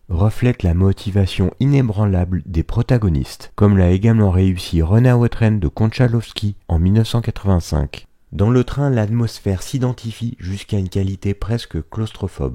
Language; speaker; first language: French; native; French